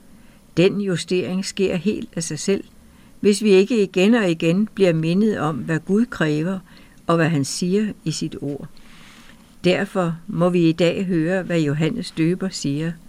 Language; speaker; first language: Danish; native; Danish